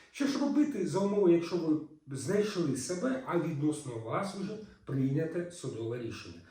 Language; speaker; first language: Ukrainian; native; Ukrainian